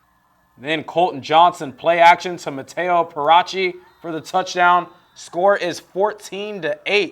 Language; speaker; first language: English; native; English